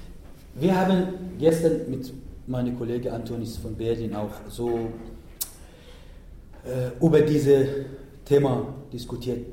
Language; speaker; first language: German; non-native, learner; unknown